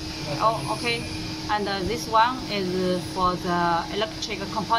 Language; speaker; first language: English; non-native, learner; Chinese